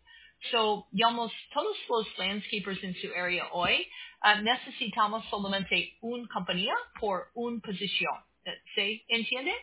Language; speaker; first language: Spanish; non-native, learner; English